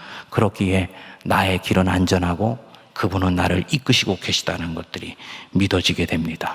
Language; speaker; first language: Korean; native; Korean